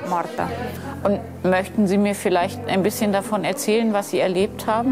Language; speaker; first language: German; native; German